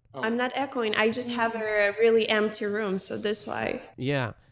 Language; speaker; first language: English; non-native, learner; Russian